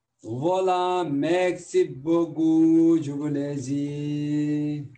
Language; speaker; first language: French; non-native, learner; Tibetan